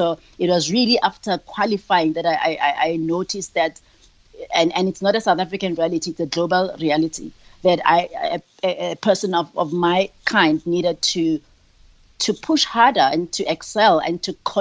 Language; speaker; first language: English; non-native, local second language; Tswana